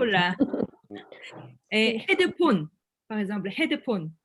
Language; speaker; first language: French; non-native, fluent; Korean